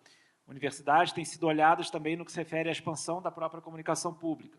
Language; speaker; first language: Portuguese; native; Portuguese